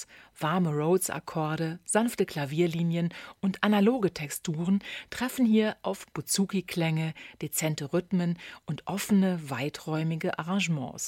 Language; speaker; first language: German; native; German